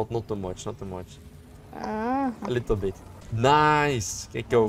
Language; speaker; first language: English; non-native, learner; Dutch